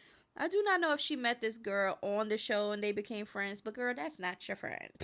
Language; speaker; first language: English; native; English